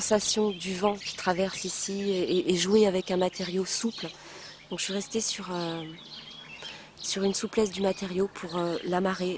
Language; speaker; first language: French; native; French